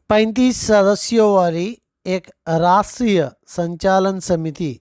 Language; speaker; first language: Hindi; non-native, local second language; Telugu